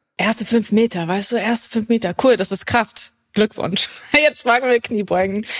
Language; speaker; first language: German; early bilingual, heritage; English